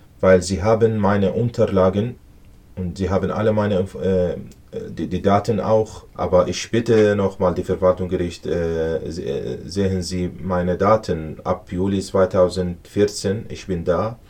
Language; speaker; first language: German; non-native, learner; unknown